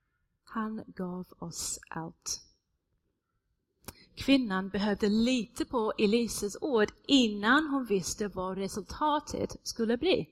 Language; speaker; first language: Swedish; non-native, fluent; English